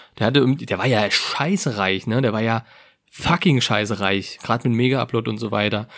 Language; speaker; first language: German; native; German